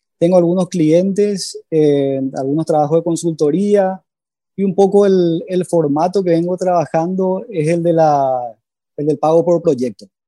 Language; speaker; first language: Spanish; native; Spanish